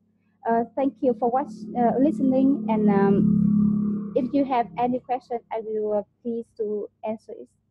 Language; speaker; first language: English; non-native, learner; Vietnamese